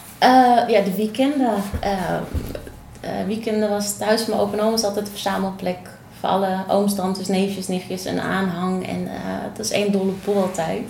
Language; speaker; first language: Dutch; native; Dutch